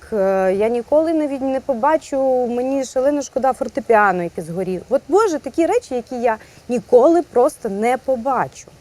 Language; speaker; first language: Ukrainian; non-native, local second language; Russian